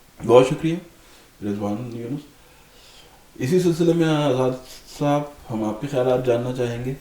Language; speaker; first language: Urdu; native; Urdu